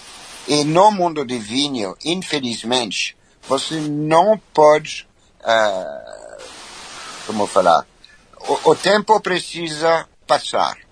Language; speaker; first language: Portuguese; non-native, fluent; French